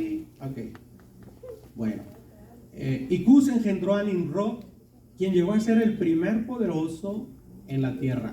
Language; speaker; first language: Spanish; native; Spanish